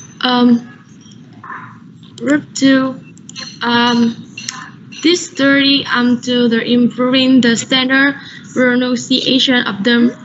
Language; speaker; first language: English; non-native, learner; Vietnamese